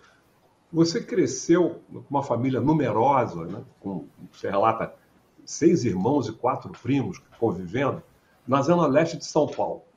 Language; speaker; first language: Portuguese; native; Portuguese